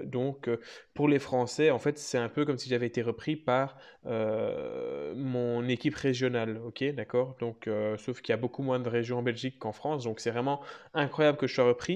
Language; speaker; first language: French; native; French